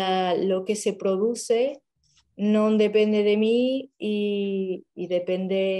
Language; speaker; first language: Spanish; non-native, fluent; Portuguese